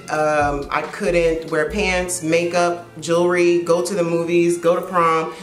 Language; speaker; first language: English; native; English